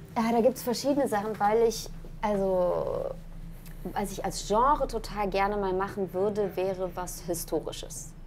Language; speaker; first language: German; native; German